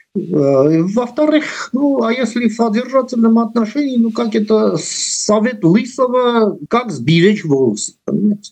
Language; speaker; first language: Russian; non-native, local second language; Armenian